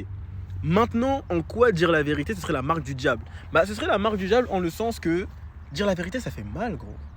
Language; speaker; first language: French; native; French